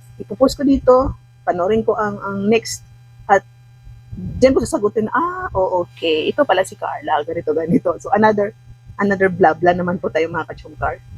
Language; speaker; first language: Filipino; non-native, local second language; Cebuano